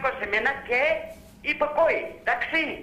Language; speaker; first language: Greek; non-native, learner; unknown